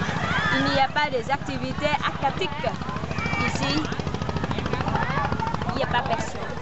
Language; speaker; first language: French; non-native, learner; Vietnamese